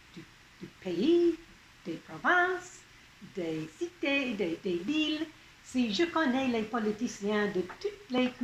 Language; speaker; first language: French; non-native, local second language; English